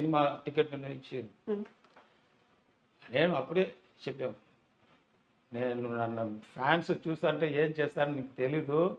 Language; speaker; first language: Telugu; non-native, learner; Tamil